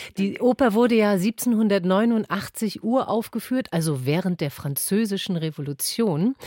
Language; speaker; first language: German; native; German